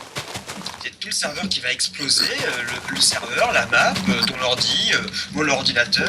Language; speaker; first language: French; native; French